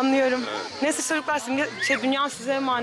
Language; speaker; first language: Turkish; native; Turkish